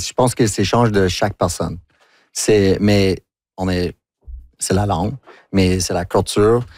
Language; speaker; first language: French; non-native, local second language; English